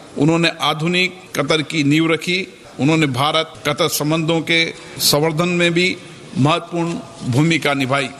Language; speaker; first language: Hindi; native; Hindi